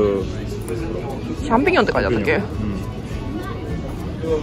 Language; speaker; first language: Japanese; native; Japanese